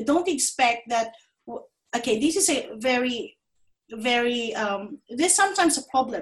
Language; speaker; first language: English; non-native, local second language; Filipino